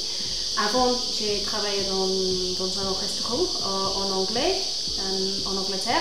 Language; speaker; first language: French; non-native, fluent; English